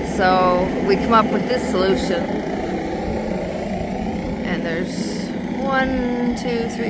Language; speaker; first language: English; native; English